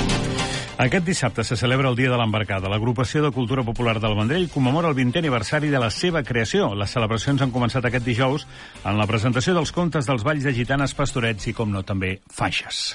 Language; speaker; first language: Catalan; native; Catalan